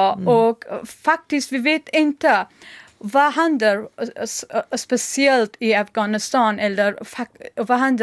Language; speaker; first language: Swedish; non-native, learner; Persian